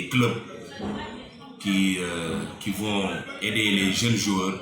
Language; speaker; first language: French; non-native, local second language; Wolof